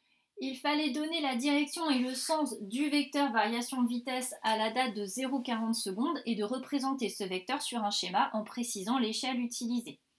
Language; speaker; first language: French; native; French